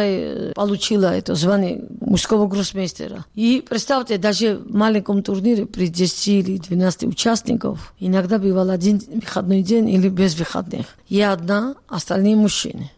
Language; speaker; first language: Russian; non-native, local second language; Georgian